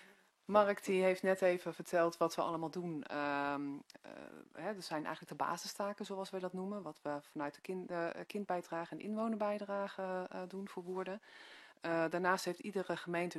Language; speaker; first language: Dutch; native; Dutch